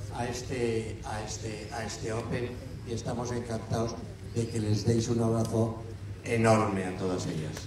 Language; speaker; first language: Spanish; native; Spanish